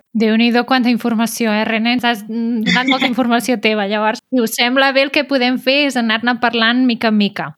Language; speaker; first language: Catalan; native; Catalan